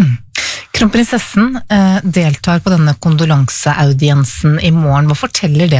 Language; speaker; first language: Norwegian; native; Norwegian